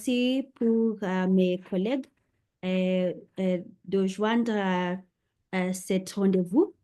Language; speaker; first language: French; non-native, learner; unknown